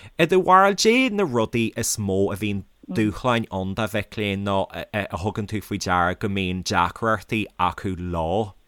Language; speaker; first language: Irish; native; Irish